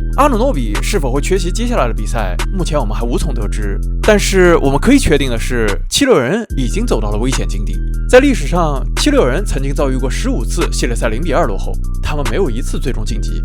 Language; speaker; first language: Chinese; native; Chinese